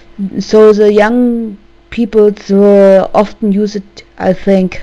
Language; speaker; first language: English; non-native, learner; German